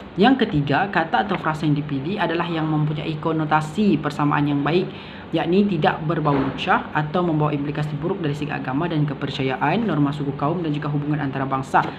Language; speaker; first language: Malay; native; Malay